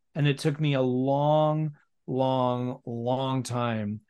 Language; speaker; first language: English; native; English